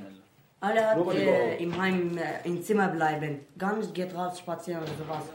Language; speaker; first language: German; non-native, learner; Arabic